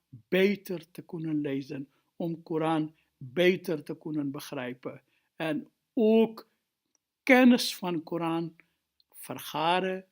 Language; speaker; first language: Dutch; non-native, fluent; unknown